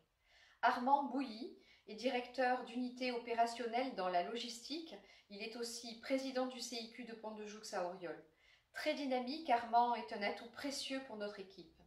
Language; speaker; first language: French; native; French